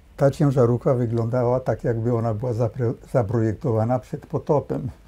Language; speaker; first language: Polish; early bilingual, heritage; Polish